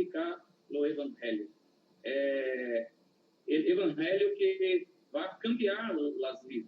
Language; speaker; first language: Spanish; non-native, learner; Portuguese